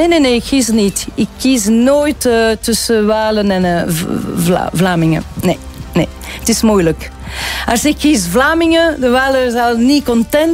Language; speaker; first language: Dutch; non-native, local second language; French